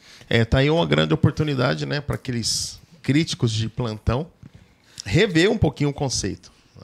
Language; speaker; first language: Portuguese; native; Portuguese